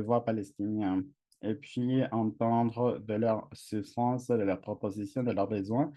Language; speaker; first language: French; non-native, fluent; English